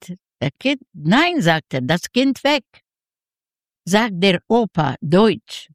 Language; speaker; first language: German; non-native, fluent; Yiddish